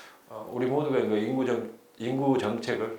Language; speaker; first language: Korean; native; Korean